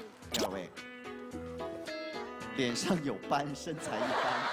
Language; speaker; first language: Chinese; native; Chinese